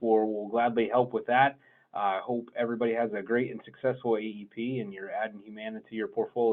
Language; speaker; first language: English; native; English